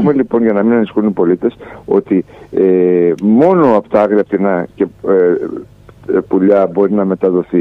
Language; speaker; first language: Greek; native; Greek